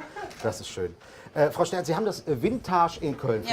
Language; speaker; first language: German; native; German